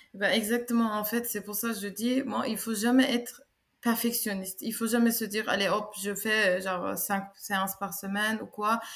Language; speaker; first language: French; non-native, fluent; Turkish